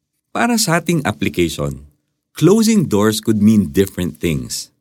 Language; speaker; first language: English; non-native, local second language; Filipino